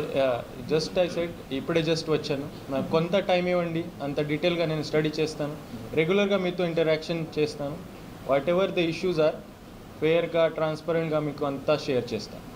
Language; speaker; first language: Telugu; non-native, fluent; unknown